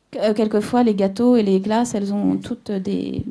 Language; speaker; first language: French; native; French